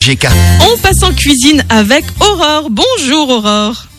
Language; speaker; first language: French; native; French